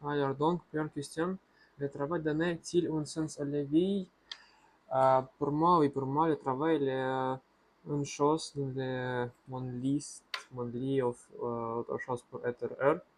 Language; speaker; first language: French; non-native, learner; Russian